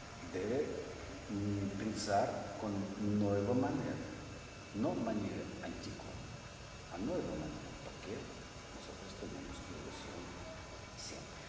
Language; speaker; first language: Spanish; non-native, learner; Russian